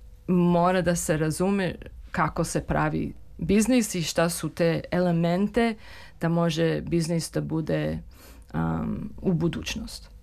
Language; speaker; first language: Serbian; early bilingual, heritage; Serbian